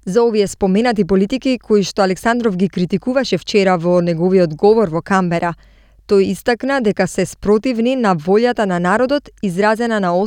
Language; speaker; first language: Macedonian; native; Macedonian